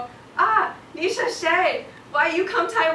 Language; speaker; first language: Chinese; non-native, learner; English